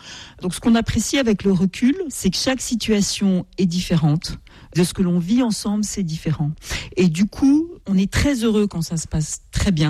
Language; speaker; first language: French; native; French